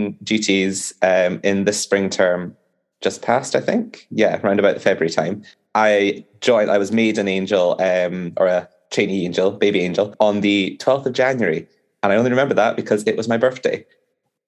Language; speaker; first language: English; native; English